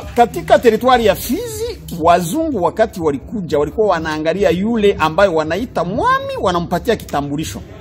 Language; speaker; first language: Swahili; non-native, local second language; Kinyarwanda